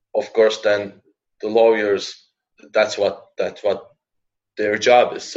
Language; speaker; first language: English; non-native, fluent; Turkish